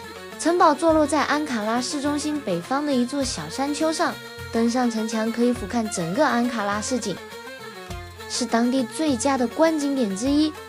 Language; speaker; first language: Chinese; native; Chinese